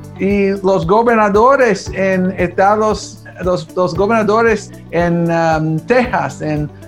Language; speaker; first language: Spanish; early bilingual, heritage; Spanish